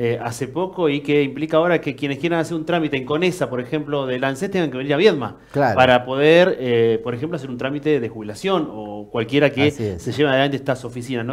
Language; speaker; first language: Spanish; native; Spanish